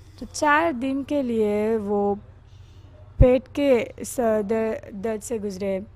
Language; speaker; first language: Hindi; non-native, fluent; Korean